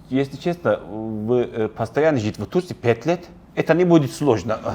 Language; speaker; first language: Russian; non-native, learner; Turkish